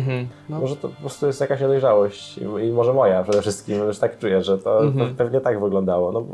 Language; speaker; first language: Polish; native; Polish